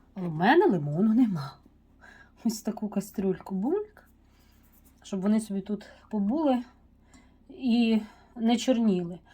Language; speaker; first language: Ukrainian; non-native, local second language; Russian